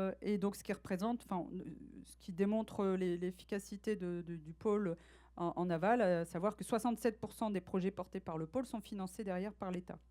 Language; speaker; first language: French; native; French